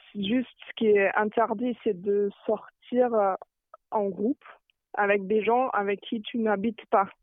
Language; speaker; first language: French; non-native, fluent; German